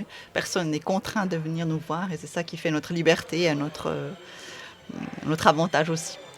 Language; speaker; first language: French; native; French